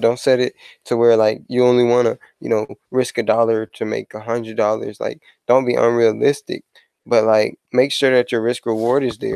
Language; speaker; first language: English; native; English